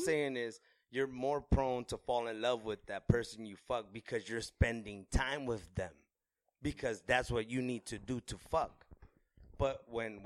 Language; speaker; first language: English; native; English